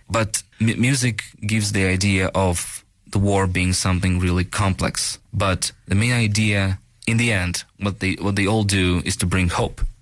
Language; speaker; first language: English; non-native, fluent; Russian